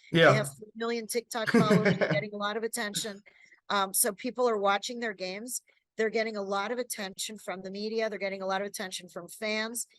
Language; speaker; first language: English; native; English